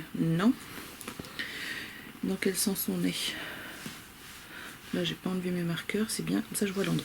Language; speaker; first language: French; native; French